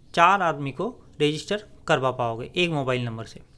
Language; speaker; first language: Hindi; non-native, local second language; Bangla